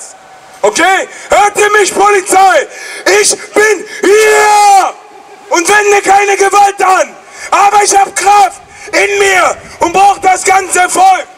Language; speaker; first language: German; non-native, fluent; Persian